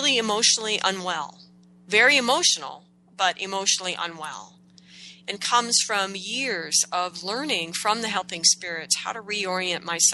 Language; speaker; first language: English; native; English